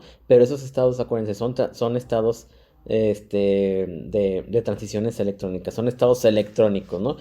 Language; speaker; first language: Spanish; native; Spanish